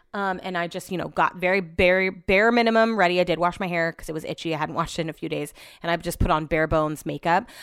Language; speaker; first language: English; native; English